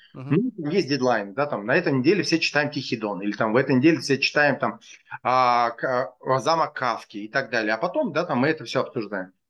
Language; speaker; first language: Russian; non-native, local second language; Tajik